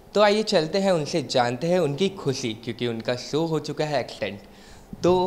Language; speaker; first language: Hindi; native; Hindi